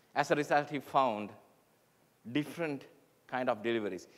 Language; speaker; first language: English; non-native, local second language; Sinhala